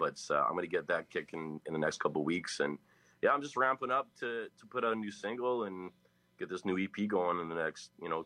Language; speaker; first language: English; native; English